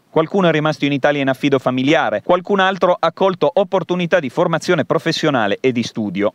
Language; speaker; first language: Italian; native; Italian